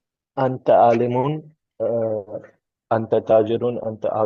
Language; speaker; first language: Arabic; non-native, learner; Urdu